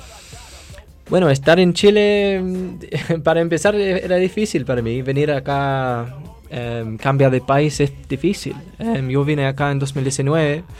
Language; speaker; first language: Spanish; non-native, fluent; English